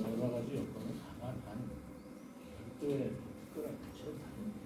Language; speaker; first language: Korean; native; Korean